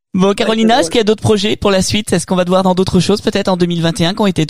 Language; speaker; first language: French; native; French